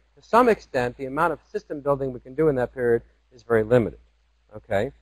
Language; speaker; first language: English; native; English